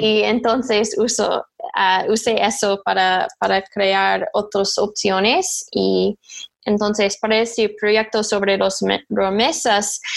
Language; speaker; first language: Spanish; non-native, learner; English